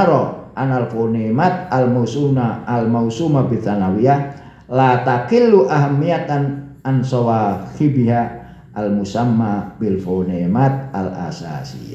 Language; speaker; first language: Arabic; non-native, fluent; Indonesian